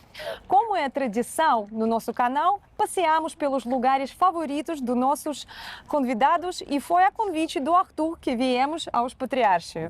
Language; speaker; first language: Portuguese; non-native, fluent; Russian